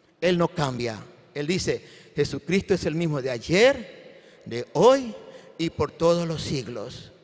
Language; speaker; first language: Spanish; native; Spanish